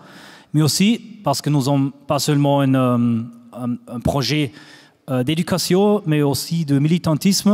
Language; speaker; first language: French; non-native, fluent; German